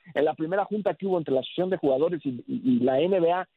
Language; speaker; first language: Spanish; early bilingual, heritage; Spanish